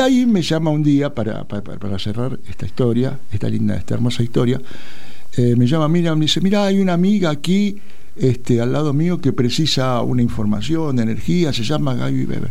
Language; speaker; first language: Spanish; native; Spanish